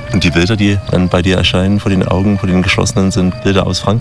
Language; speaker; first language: German; native; German